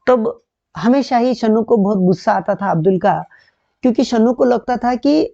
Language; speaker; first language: Hindi; non-native, local second language; Marathi